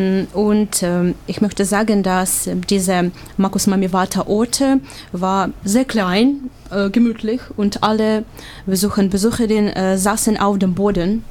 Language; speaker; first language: German; non-native, learner; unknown